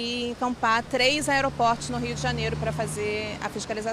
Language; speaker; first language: Portuguese; native; Portuguese